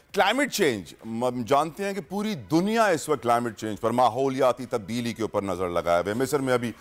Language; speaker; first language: Urdu; native; Urdu